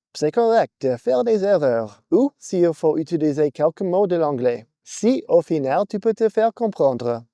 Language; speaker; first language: French; non-native, fluent; English